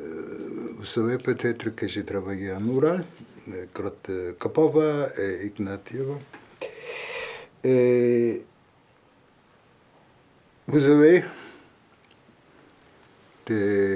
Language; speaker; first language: French; non-native, fluent; German